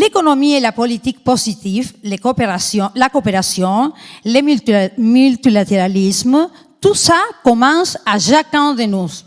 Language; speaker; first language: French; non-native, fluent; Spanish